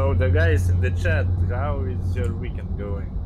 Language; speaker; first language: English; non-native, learner; Lithuanian